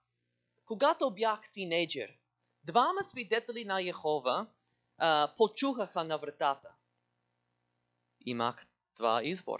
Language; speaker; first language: Bulgarian; non-native, learner; English